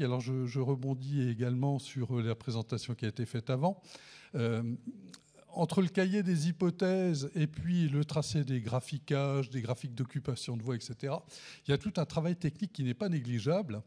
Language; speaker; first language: French; native; French